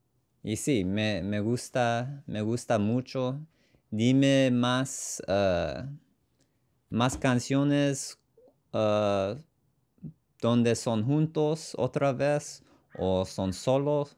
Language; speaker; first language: Spanish; non-native, learner; English